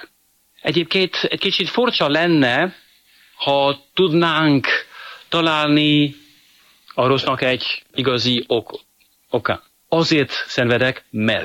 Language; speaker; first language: Hungarian; non-native, fluent; French